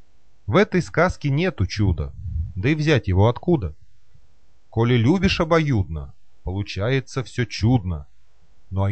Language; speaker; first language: Russian; native; Russian